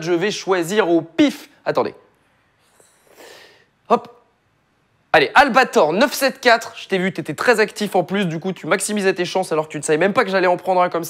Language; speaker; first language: French; native; French